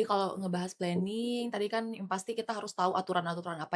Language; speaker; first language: Indonesian; native; Indonesian